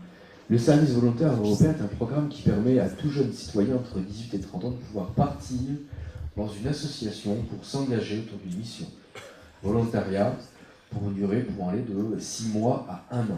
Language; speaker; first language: French; native; French